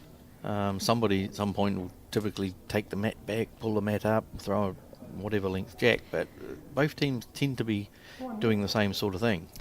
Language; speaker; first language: English; native; English